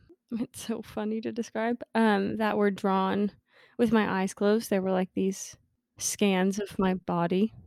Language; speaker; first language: English; native; English